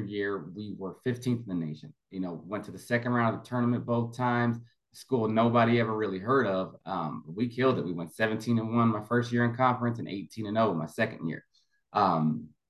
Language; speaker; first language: English; native; English